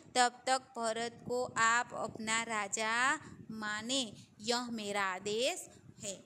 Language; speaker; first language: Hindi; non-native, local second language; Gujarati